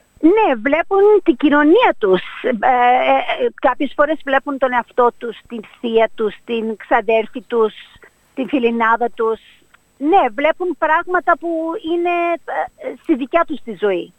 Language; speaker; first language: Greek; early bilingual, heritage; Greek